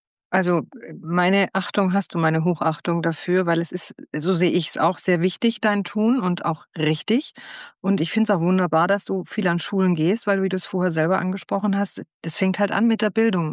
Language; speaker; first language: German; native; German